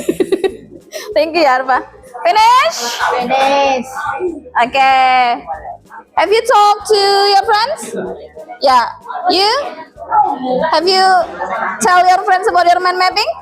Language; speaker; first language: English; non-native, fluent; Indonesian